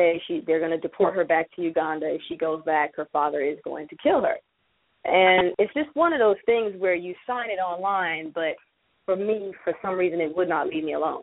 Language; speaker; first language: English; native; English